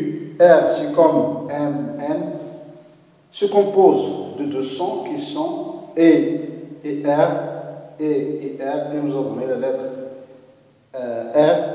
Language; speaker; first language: French; non-native, local second language; Arabic